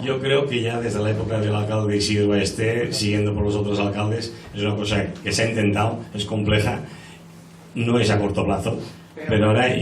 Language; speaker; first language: Spanish; non-native, local second language; Catalan